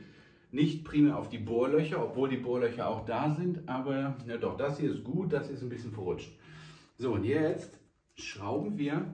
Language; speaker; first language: German; native; German